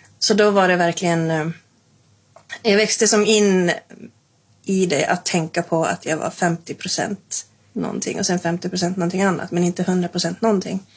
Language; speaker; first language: Swedish; native; Swedish